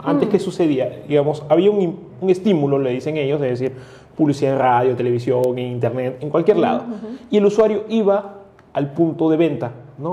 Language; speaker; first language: Spanish; native; Spanish